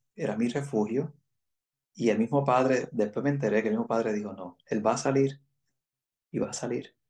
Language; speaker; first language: Spanish; native; Spanish